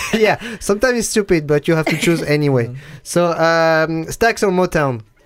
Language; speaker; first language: English; non-native, fluent; French